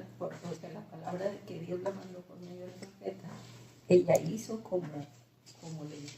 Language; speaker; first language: Spanish; native; Spanish